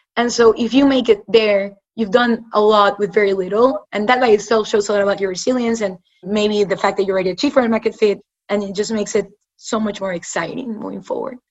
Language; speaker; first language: English; non-native, fluent; Spanish